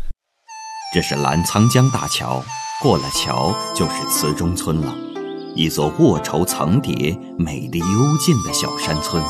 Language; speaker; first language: Chinese; native; Chinese